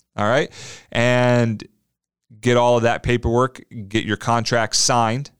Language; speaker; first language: English; native; English